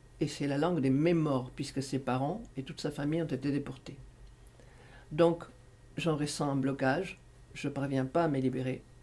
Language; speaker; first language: French; non-native, fluent; Spanish